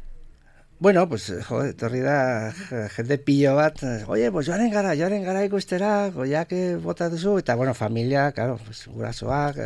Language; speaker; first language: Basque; non-native, local second language; Spanish